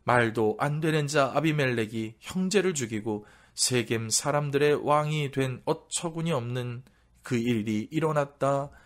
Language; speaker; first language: Korean; native; Korean